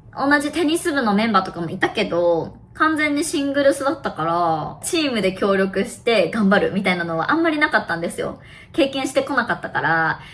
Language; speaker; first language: Japanese; native; Japanese